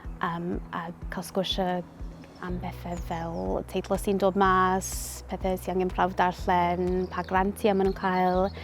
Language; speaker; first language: Welsh; non-native, local second language; English